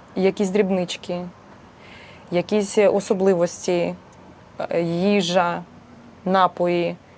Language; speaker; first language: Ukrainian; non-native, local second language; Russian